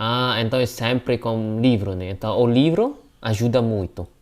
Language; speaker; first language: Portuguese; non-native, learner; Indonesian